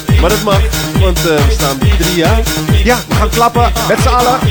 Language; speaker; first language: Dutch; native; Dutch